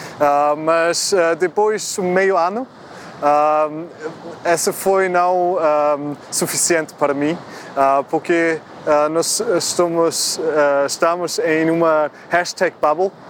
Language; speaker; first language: Portuguese; non-native, fluent; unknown